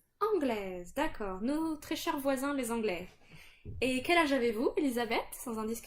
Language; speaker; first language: French; native; French